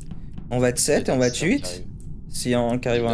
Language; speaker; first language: French; native; French